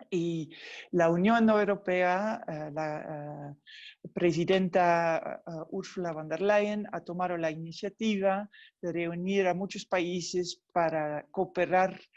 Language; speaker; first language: Spanish; non-native, fluent; Dutch